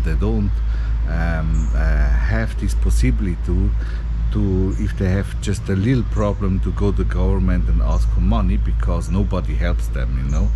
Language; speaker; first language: English; non-native, fluent; Italian